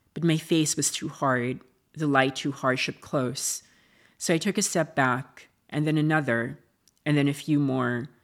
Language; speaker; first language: English; non-native, local second language; Filipino